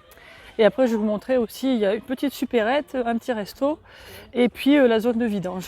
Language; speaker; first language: French; native; French